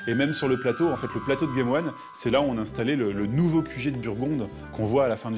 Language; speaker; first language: French; native; French